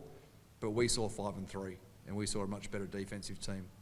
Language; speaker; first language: English; native; English